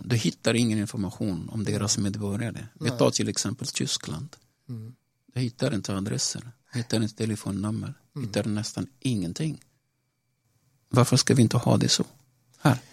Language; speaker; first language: Swedish; non-native, fluent; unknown